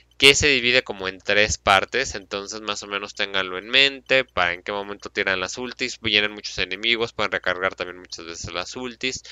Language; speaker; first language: Spanish; native; Spanish